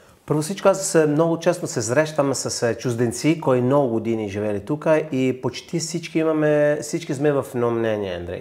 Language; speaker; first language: Bulgarian; non-native, fluent; Italian